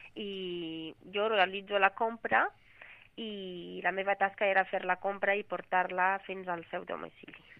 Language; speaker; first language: Catalan; non-native, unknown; Arabic